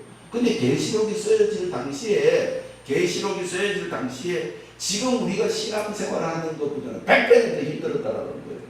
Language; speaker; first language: Korean; native; Korean